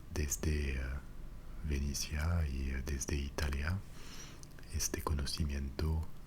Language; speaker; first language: Spanish; non-native, fluent; French